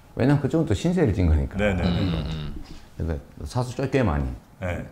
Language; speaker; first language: Korean; native; Korean